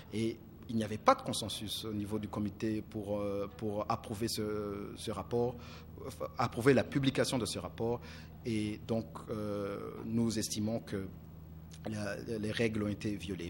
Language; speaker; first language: French; non-native, local second language; Kinyarwanda